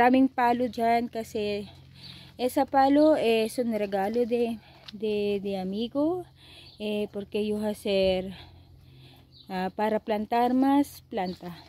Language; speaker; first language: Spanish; non-native, learner; Filipino